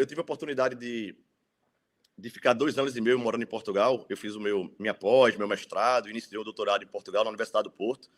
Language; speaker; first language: Portuguese; native; Portuguese